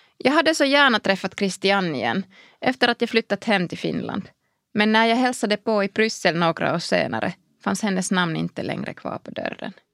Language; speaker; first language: Swedish; non-native, local second language; Finnish